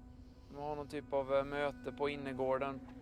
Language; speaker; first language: Swedish; native; Swedish